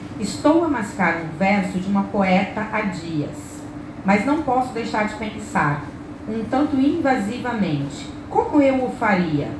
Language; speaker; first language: Portuguese; native; Portuguese